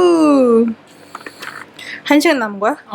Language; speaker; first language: Korean; early bilingual, heritage; Korean